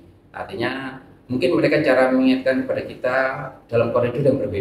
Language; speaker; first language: Indonesian; native; Indonesian